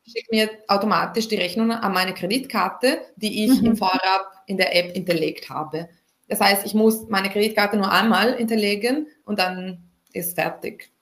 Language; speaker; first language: German; non-native, fluent; Italian